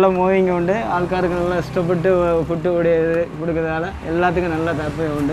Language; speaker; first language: Malayalam; non-native, learner; Tamil